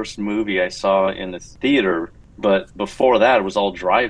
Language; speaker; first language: English; native; English